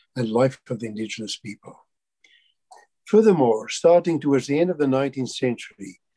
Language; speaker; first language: English; non-native, local second language; Afrikaans